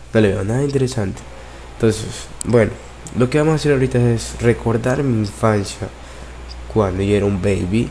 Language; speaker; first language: Spanish; native; Spanish